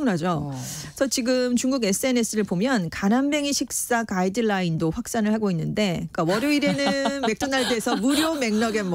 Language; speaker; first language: Korean; native; Korean